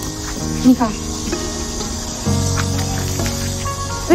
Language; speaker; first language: Chinese; non-native, learner; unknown